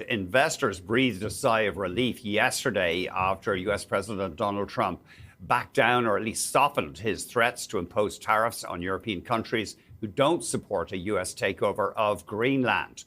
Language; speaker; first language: English; native; English